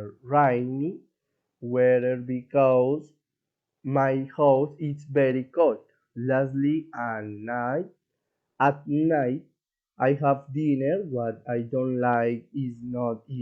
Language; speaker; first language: English; non-native, learner; Spanish